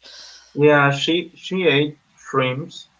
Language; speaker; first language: English; non-native, learner; Spanish